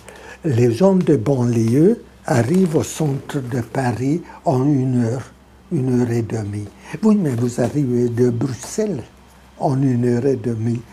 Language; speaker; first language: French; non-native, fluent; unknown